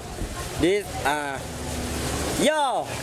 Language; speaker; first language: English; non-native, learner; Lao